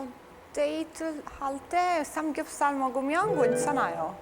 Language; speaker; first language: Korean; non-native, fluent; Russian